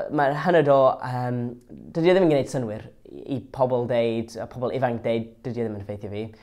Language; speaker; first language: Welsh; non-native, local second language; English